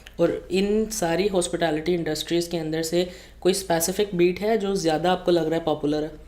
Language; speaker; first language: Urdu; native; Urdu